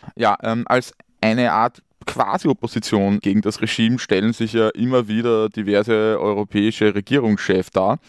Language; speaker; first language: German; native; German